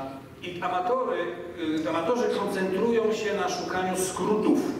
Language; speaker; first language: Russian; non-native, learner; Polish